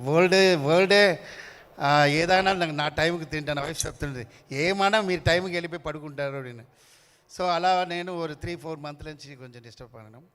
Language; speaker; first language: Telugu; non-native, learner; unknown